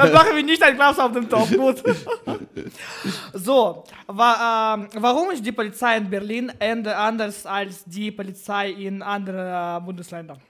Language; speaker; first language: German; non-native, learner; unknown